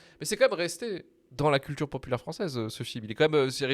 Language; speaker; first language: French; native; French